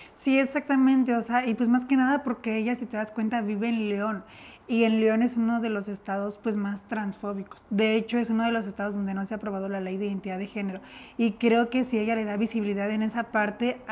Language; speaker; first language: Spanish; native; Spanish